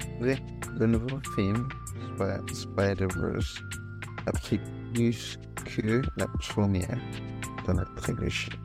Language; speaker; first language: French; non-native, fluent; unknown